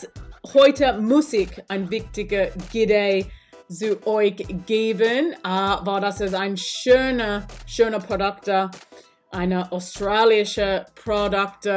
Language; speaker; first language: German; non-native, learner; English